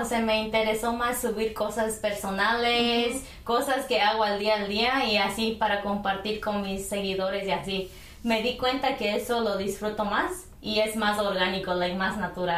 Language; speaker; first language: Spanish; early bilingual, heritage; Spanish